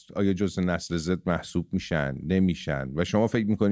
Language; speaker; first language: Persian; native; Persian